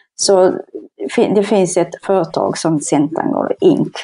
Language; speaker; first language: Swedish; non-native, fluent; Japanese